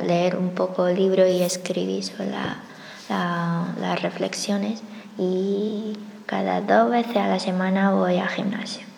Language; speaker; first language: Spanish; non-native, fluent; Chinese